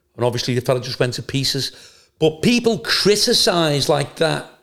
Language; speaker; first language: English; native; English